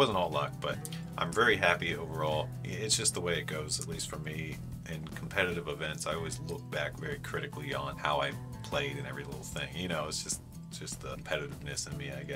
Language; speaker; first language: English; native; English